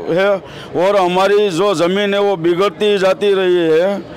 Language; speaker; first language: Hindi; non-native, local second language; Gujarati